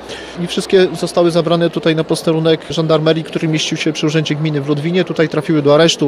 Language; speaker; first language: Polish; native; Polish